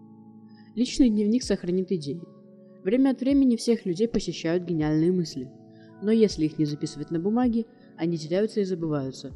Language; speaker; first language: Russian; native; Russian